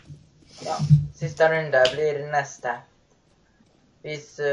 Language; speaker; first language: Norwegian; non-native, learner; Swedish